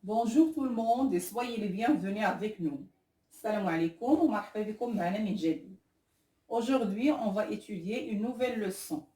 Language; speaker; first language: French; non-native, local second language; Arabic